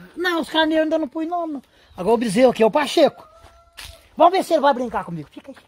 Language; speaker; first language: Portuguese; native; Portuguese